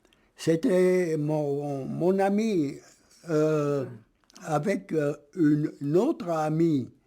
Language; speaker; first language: French; early bilingual, other home language; German